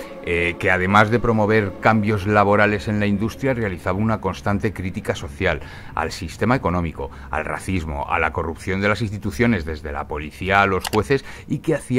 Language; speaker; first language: Spanish; native; Spanish